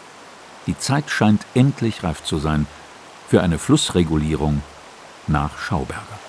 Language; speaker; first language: German; native; German